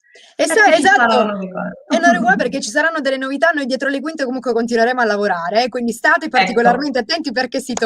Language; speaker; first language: Italian; native; Italian